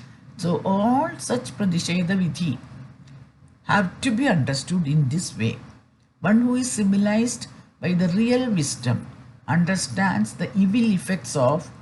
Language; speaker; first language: English; non-native, fluent; Malayalam